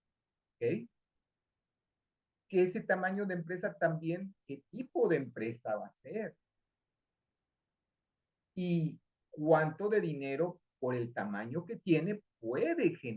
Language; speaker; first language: Spanish; native; Spanish